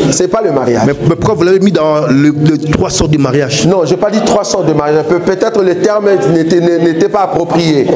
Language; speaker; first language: French; non-native, local second language; Lingala